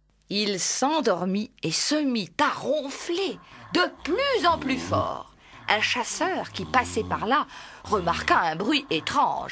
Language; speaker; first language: French; native; French